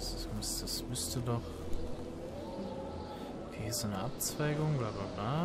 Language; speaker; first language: German; native; German